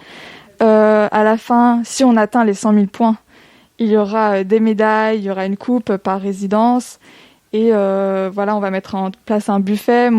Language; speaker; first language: French; native; French